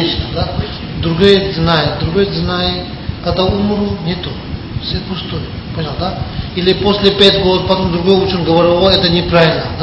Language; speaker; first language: Russian; non-native, learner; Tibetan